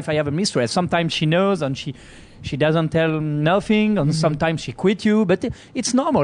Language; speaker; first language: English; non-native, learner; French